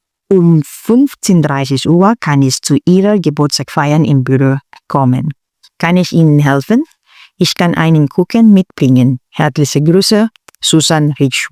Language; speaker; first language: German; non-native, learner; Filipino